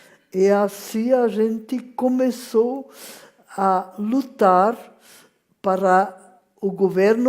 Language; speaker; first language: Portuguese; non-native, fluent; French